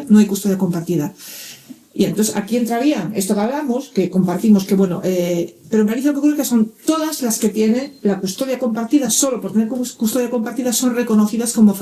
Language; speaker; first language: Spanish; native; Spanish